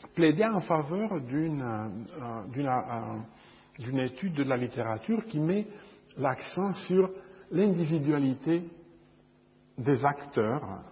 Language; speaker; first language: French; non-native, fluent; Romanian